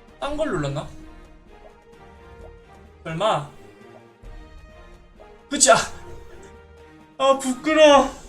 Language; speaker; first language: Korean; native; Korean